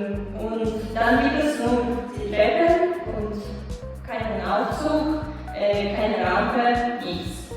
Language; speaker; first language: German; non-native, fluent; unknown